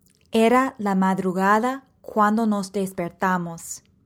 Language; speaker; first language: Spanish; non-native, fluent; English